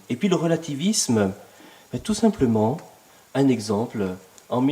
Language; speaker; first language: French; native; French